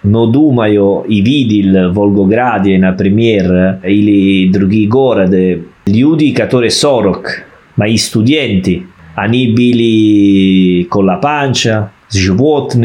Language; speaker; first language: Russian; non-native, fluent; Italian